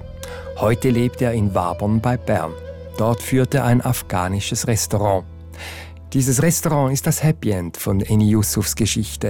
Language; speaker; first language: German; native; German